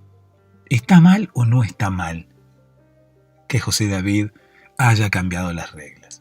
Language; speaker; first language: Spanish; native; Spanish